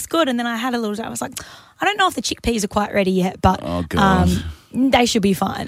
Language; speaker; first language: English; native; English